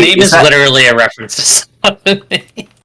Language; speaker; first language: English; native; English